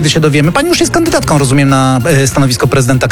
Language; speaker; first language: Polish; native; Polish